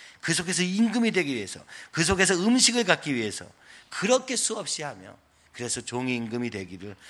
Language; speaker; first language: Korean; native; Korean